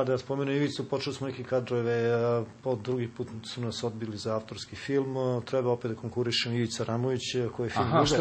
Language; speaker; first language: Serbian; native; Serbian